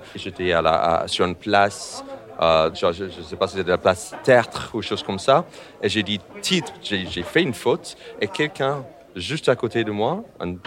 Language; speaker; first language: French; non-native, fluent; English